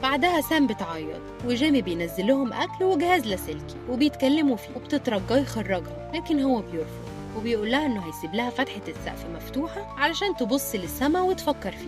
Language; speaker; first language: Arabic; native; Arabic